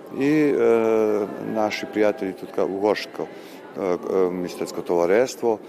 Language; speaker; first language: Ukrainian; early bilingual, heritage; Ukrainian